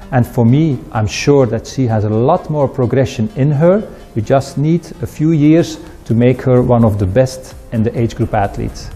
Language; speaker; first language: English; non-native, fluent; Dutch